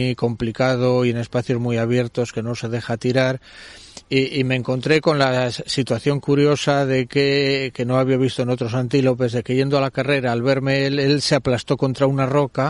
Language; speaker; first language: Spanish; native; Spanish